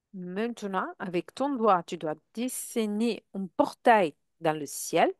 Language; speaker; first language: French; non-native, fluent; Italian